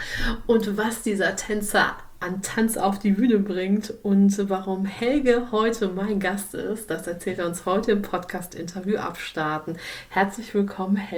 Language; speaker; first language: German; native; German